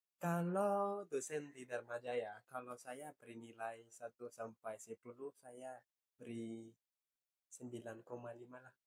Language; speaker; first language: Indonesian; non-native, fluent; Malagasy